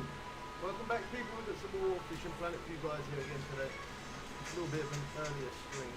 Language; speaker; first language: English; native; English